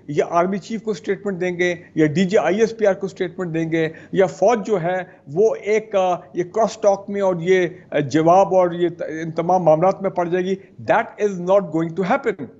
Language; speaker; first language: Urdu; native; Urdu